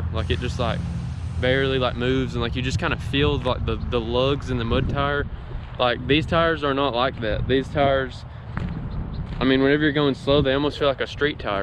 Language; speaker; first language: English; native; English